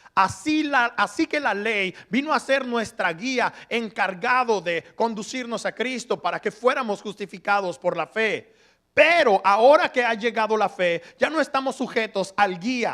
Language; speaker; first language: Spanish; early bilingual, heritage; Spanish